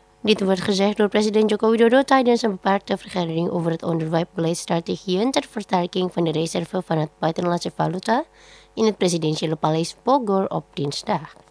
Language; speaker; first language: Dutch; non-native, fluent; Indonesian